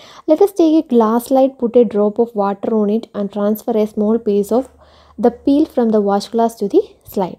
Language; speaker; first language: English; non-native, local second language; Malayalam